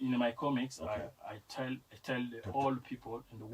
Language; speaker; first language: English; non-native, learner; French